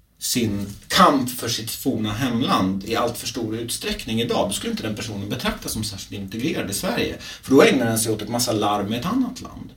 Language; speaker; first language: Swedish; early bilingual, other home language; Czech